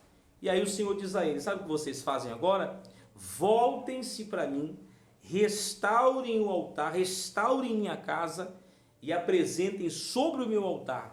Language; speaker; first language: Portuguese; native; Portuguese